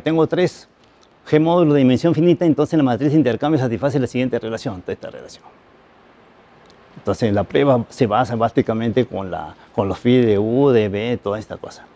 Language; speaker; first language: Spanish; native; Spanish